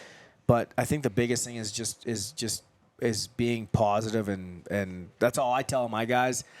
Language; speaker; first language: English; native; English